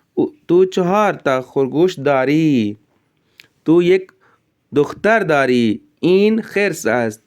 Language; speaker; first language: Persian; non-native, fluent; Urdu